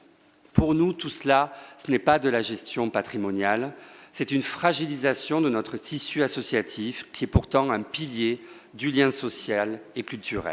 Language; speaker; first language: French; native; French